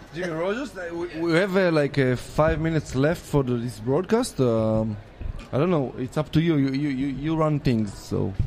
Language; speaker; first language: English; non-native, fluent; Hebrew